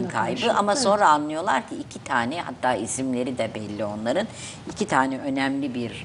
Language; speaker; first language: Turkish; native; Turkish